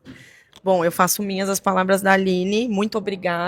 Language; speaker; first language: Portuguese; native; Portuguese